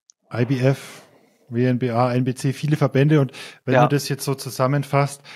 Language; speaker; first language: German; native; German